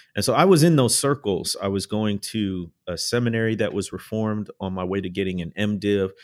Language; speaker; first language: English; native; English